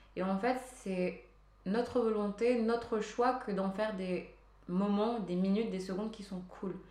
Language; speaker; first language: French; early bilingual, other home language; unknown